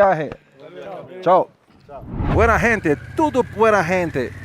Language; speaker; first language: Spanish; non-native, learner; Portuguese